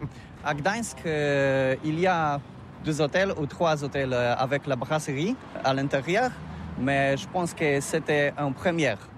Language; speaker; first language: French; non-native, learner; Polish